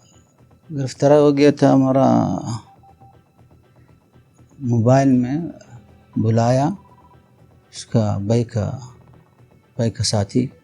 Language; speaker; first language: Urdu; non-native, learner; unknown